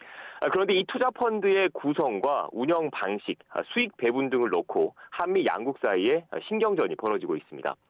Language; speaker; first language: Korean; native; Korean